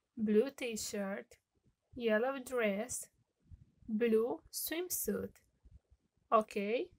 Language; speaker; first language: English; non-native, fluent; Romanian